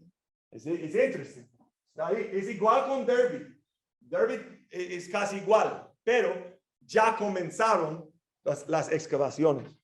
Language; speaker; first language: Spanish; non-native, fluent; English